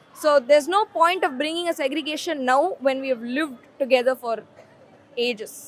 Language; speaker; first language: English; non-native, local second language; Tamil